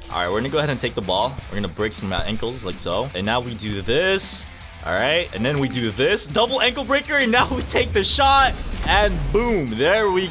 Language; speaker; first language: English; native; English